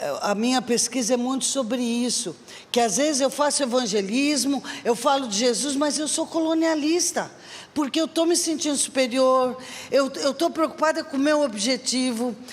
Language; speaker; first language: Portuguese; native; Portuguese